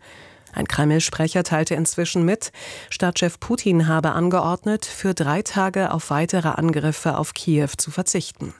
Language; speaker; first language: German; native; German